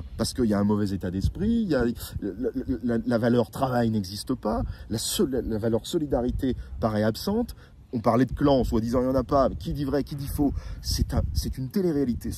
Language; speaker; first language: French; native; French